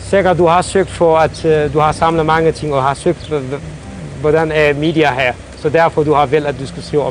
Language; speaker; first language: Danish; non-native, fluent; Central Kurdish